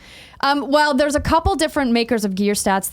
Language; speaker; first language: English; native; English